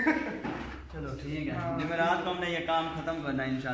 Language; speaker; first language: Urdu; non-native, local second language; Punjabi